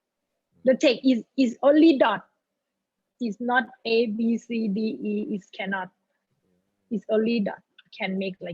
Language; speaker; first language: English; non-native, learner; Thai